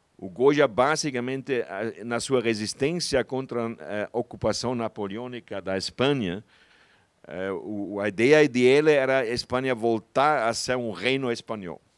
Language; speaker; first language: Portuguese; non-native, fluent; German